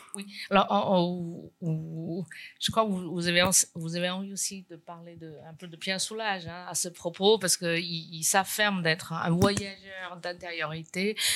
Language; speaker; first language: French; non-native, fluent; Chinese